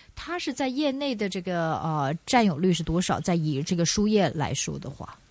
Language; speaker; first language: Chinese; non-native, local second language; Cantonese